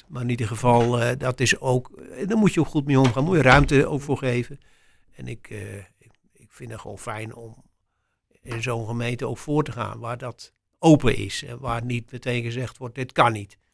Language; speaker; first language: Dutch; native; Dutch